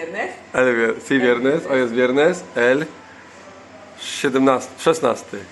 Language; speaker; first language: Spanish; non-native, fluent; Polish